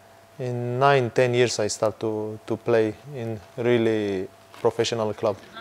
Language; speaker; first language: English; non-native, fluent; Hebrew